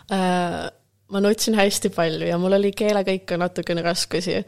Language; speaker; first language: Estonian; non-native, local second language; Russian